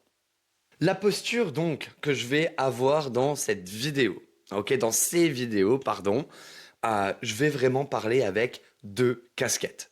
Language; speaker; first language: French; native; French